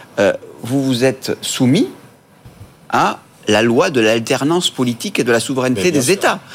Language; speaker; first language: French; native; French